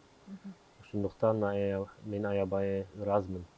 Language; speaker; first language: Kyrgyz; non-native, learner; German